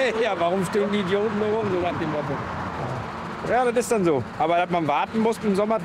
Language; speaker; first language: German; native; German